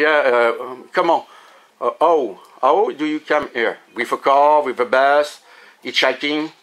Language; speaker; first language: English; non-native, learner; French